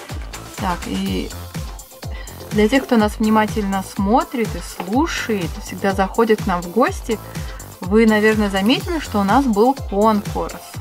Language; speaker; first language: Russian; native; Russian